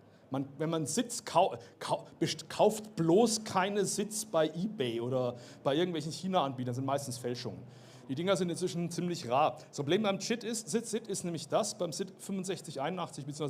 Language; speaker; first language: German; native; German